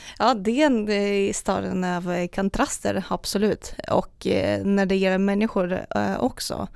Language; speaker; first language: Swedish; non-native, fluent; Russian